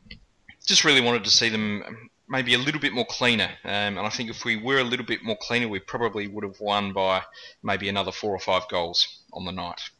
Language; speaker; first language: English; native; English